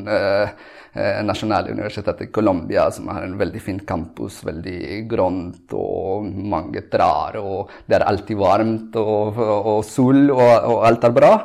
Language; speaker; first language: Norwegian; non-native, fluent; Spanish